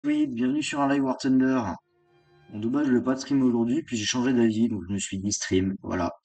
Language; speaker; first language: French; native; French